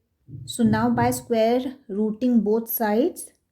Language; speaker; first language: English; non-native, local second language; Hindi